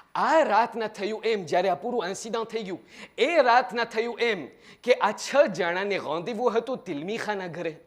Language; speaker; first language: Gujarati; early bilingual, heritage; Gujarati